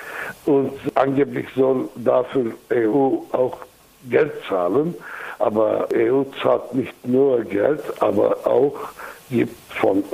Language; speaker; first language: German; non-native, fluent; Kurdish